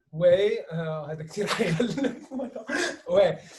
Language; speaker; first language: French; non-native, learner; Arabic